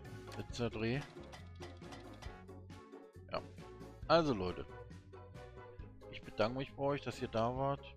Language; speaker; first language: German; native; German